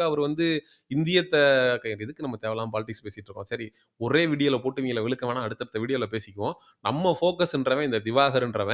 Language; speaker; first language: Tamil; native; Tamil